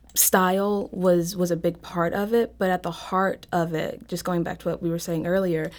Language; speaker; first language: English; native; English